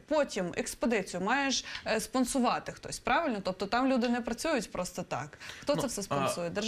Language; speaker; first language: Ukrainian; native; Ukrainian